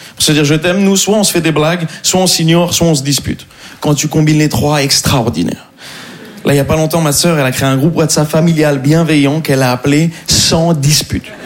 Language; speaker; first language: French; native; French